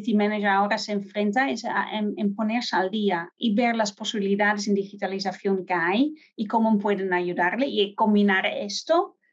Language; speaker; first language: Spanish; non-native, fluent; Dutch